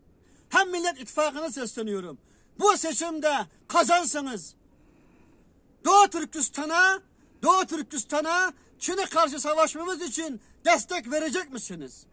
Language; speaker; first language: Turkish; non-native, learner; Uyghur